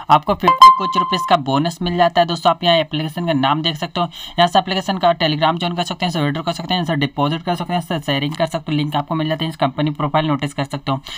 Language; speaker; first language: Hindi; native; Hindi